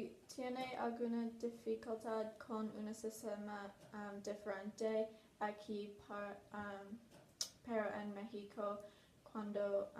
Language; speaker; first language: Spanish; non-native, learner; English